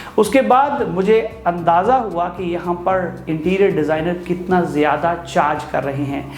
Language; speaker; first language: Urdu; native; Urdu